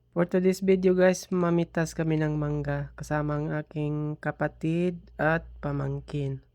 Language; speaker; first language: Filipino; non-native, local second language; Cebuano